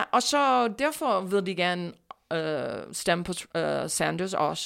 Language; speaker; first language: Danish; non-native, fluent; English